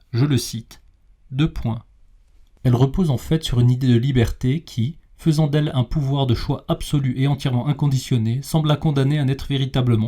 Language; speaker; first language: French; native; French